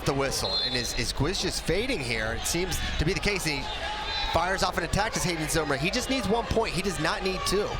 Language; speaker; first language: English; native; English